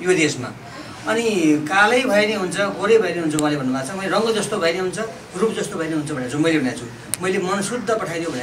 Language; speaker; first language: Nepali; native; Nepali